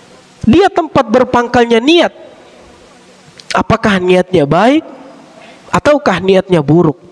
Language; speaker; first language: Indonesian; native; Indonesian